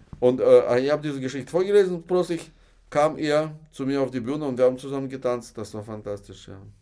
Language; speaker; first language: German; non-native, fluent; Russian